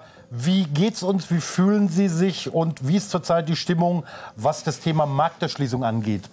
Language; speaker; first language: German; native; German